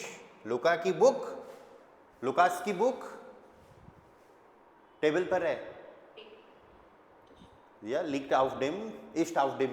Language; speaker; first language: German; non-native, fluent; Hindi